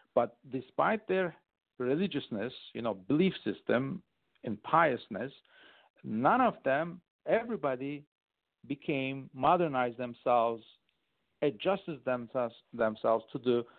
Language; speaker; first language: English; non-native, fluent; Turkish